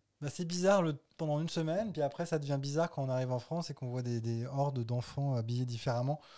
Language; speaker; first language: French; native; French